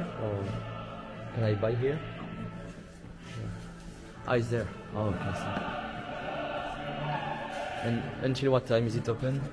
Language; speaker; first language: English; non-native, learner; French